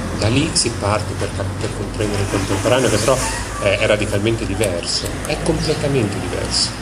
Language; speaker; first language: Italian; native; Italian